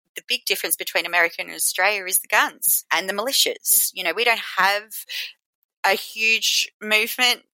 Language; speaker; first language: English; native; English